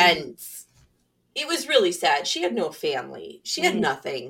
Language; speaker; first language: English; native; English